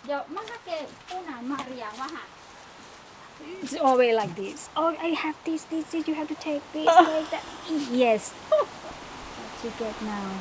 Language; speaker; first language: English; non-native, learner; Thai